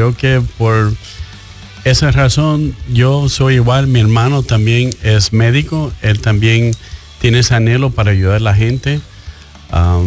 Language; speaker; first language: Spanish; early bilingual, heritage; Spanish